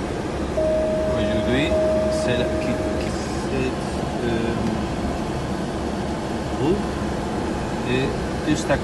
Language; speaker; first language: French; non-native, learner; Spanish